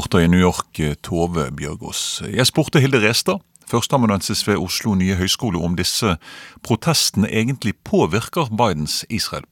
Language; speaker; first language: Norwegian; native; Norwegian